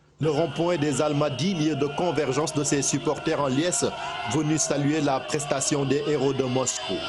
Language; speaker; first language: French; non-native, local second language; Wolof